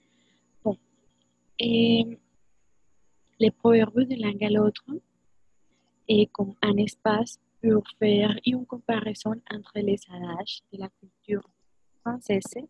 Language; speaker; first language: French; non-native, learner; Spanish